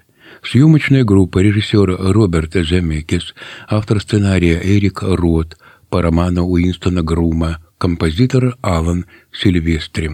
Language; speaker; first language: Russian; native; Russian